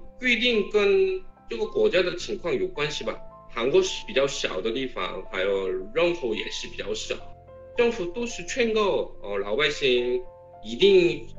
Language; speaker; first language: Chinese; non-native, fluent; Korean